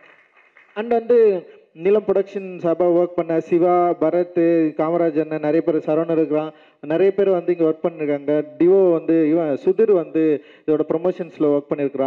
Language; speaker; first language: Tamil; native; Tamil